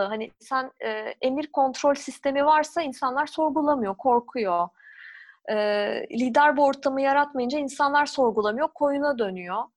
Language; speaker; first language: Turkish; native; Turkish